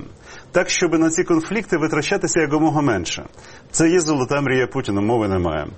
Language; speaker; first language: Ukrainian; native; Ukrainian